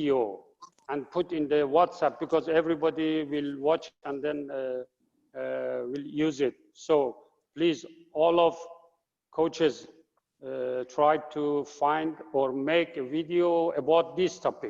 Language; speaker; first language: English; non-native, fluent; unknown